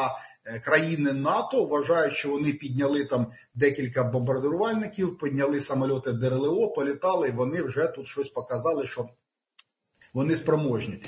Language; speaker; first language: Ukrainian; native; Ukrainian